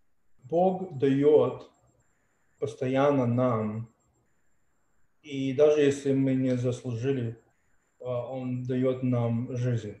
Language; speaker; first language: Russian; early bilingual, heritage; Russian